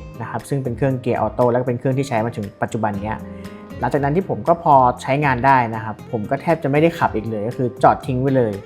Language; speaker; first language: Thai; native; Thai